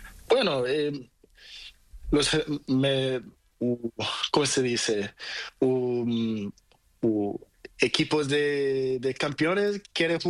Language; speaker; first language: Spanish; non-native, learner; Portuguese